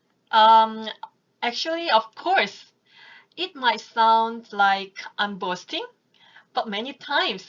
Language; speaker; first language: English; non-native, fluent; Korean